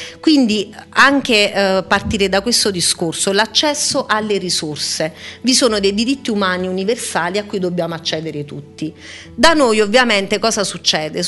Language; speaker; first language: Italian; native; Italian